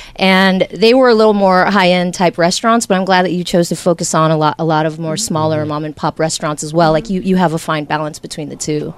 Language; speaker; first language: English; native; English